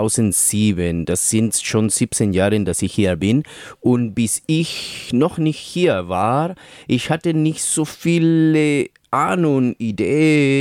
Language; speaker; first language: German; non-native, fluent; Spanish